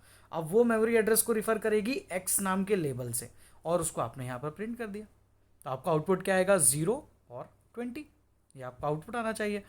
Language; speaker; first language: Hindi; native; Hindi